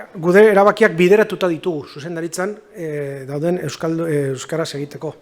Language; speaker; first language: Basque; native; Basque